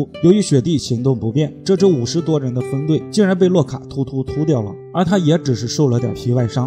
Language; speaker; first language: Chinese; native; Chinese